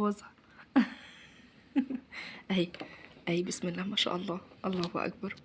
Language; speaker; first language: Arabic; native; Arabic